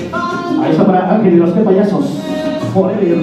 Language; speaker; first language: Spanish; native; Spanish